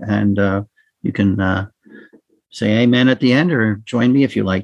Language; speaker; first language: English; native; English